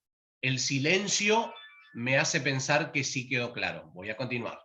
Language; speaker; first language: Spanish; native; Spanish